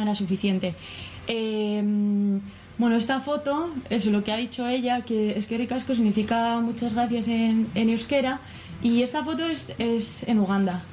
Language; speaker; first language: Spanish; native; Spanish